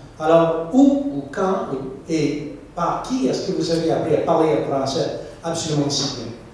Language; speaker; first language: French; non-native, local second language; English